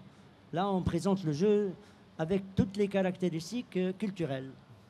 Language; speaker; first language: French; non-native, local second language; Arabic